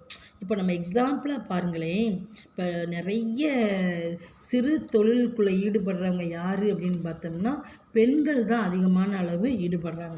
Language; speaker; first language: Tamil; native; Tamil